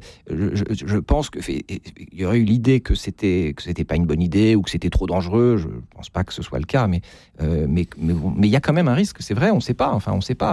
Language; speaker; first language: French; native; French